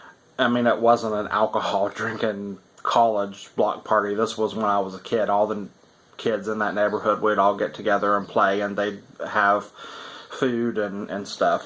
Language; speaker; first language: English; native; English